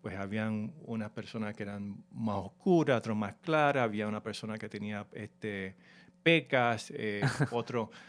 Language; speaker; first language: Spanish; native; Spanish